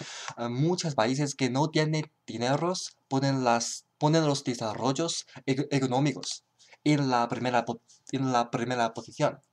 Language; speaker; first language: Spanish; non-native, learner; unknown